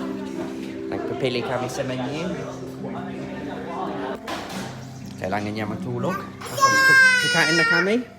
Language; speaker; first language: Filipino; non-native, learner; English